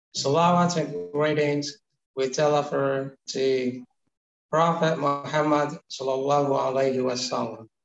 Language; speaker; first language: English; non-native, fluent; Indonesian